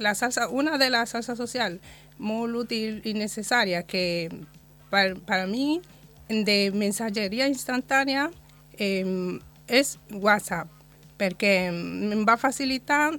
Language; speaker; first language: Catalan; non-native, learner; Spanish